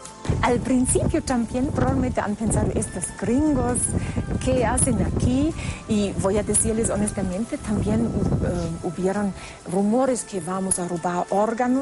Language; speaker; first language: Spanish; non-native, fluent; German